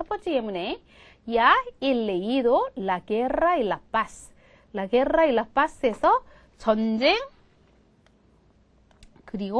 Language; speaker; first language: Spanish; non-native, fluent; Korean